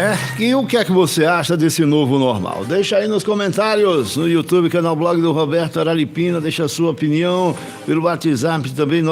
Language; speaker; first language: Portuguese; native; Portuguese